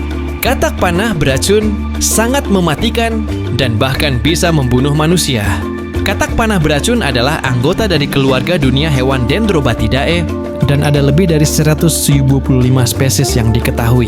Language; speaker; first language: Indonesian; native; Indonesian